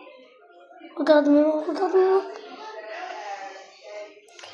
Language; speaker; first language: French; non-native, local second language; Arabic